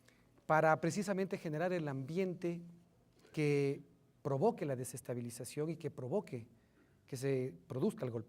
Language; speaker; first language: Spanish; native; Spanish